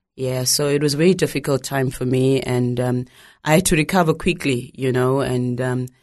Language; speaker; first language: English; non-native, local second language; Shona